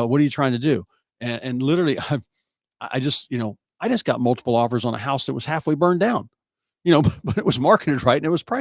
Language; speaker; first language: English; native; English